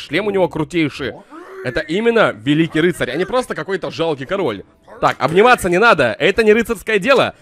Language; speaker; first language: Russian; native; Russian